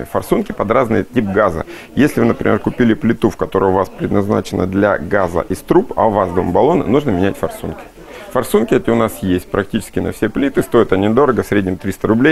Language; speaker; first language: Russian; native; Russian